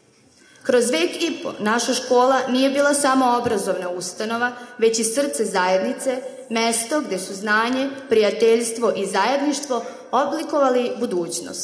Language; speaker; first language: Serbian; native; Serbian